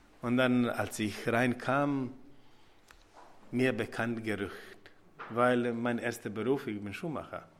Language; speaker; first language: German; non-native, fluent; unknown